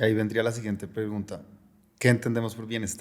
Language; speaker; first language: Spanish; native; Spanish